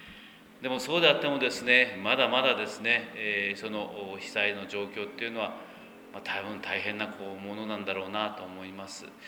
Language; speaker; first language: Japanese; native; Japanese